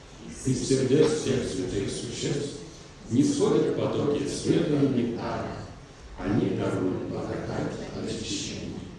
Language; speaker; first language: Russian; native; Russian